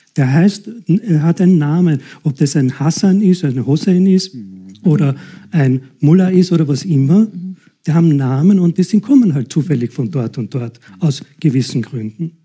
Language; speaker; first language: German; early bilingual, other home language; Persian